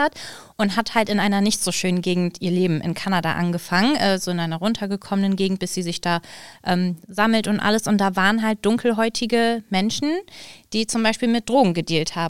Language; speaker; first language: German; early bilingual, other home language; Persian